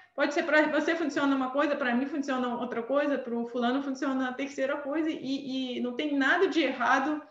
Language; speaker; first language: Portuguese; non-native, fluent; Armenian